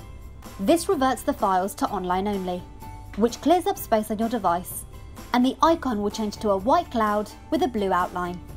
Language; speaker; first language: English; native; English